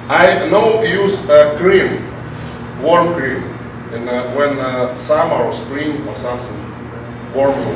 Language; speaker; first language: English; non-native, learner; Russian